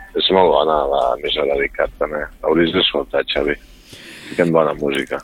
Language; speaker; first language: Catalan; native; Catalan